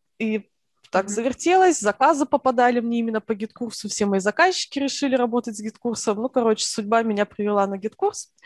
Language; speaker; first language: Russian; native; Russian